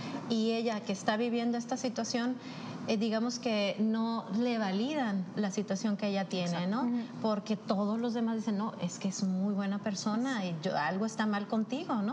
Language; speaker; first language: Spanish; native; Spanish